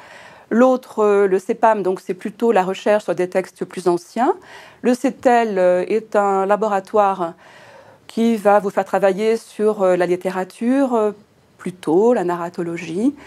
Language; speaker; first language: French; native; French